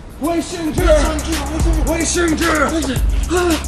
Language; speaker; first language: Chinese; non-native, learner; English